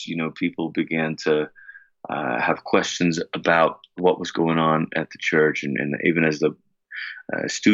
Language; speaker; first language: English; native; English